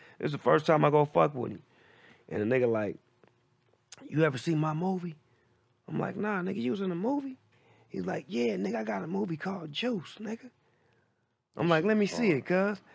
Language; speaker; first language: English; native; English